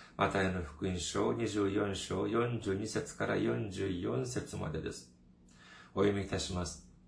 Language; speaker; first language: Japanese; non-native, fluent; Korean